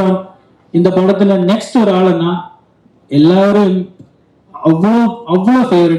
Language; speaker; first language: Tamil; non-native, learner; Malayalam